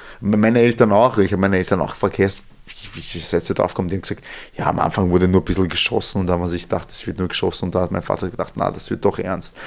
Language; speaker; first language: German; early bilingual, other home language; Serbian